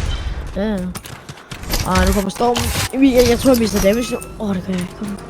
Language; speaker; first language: Danish; native; Danish